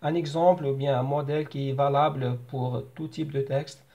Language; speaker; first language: French; non-native, local second language; Arabic